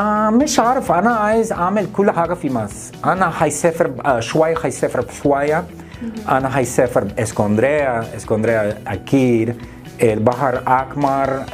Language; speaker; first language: Arabic; non-native, learner; English